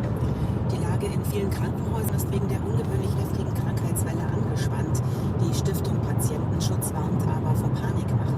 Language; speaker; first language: German; native; German